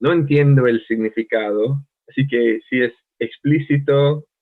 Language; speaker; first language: Spanish; non-native, learner; English